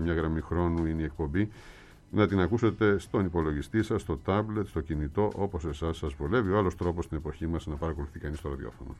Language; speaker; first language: Greek; native; Greek